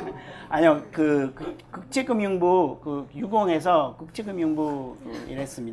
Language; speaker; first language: Korean; non-native, learner; French